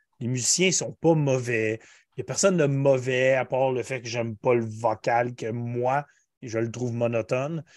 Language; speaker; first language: French; native; French